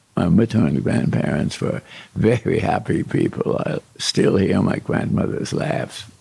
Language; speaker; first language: English; early bilingual, other home language; German